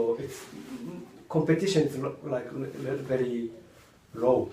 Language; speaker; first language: English; non-native, learner; Japanese